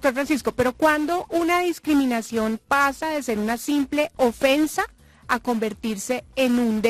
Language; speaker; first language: Spanish; native; Spanish